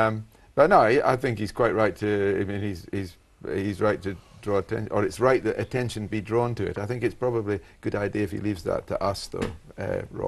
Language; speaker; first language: English; native; English